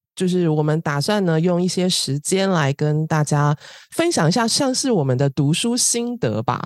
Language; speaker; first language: Chinese; native; Chinese